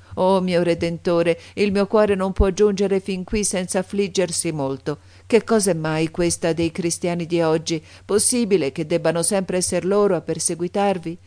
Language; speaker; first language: Italian; native; Italian